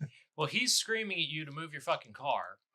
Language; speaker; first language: English; native; English